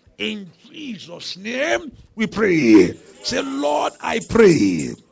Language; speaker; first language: English; non-native, local second language; Yoruba